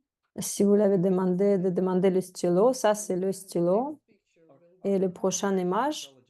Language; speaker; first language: French; non-native, fluent; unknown